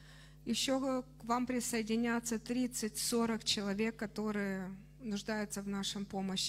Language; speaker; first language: Russian; non-native, fluent; Romanian